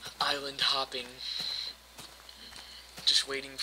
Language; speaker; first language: English; native; English